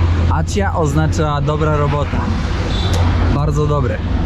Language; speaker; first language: Polish; native; Polish